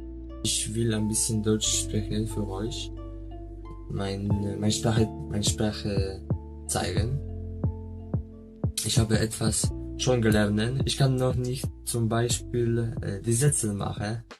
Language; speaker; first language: German; non-native, learner; Polish